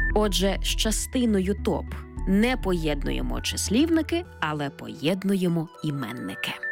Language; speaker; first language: Ukrainian; native; Ukrainian